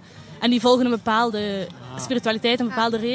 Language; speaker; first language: Dutch; native; Dutch